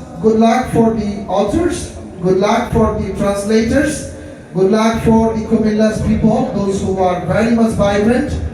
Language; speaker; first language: English; non-native, local second language; Bangla